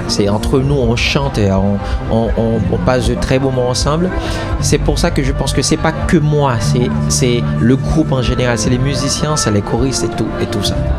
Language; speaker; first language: French; non-native, local second language; Haitian Creole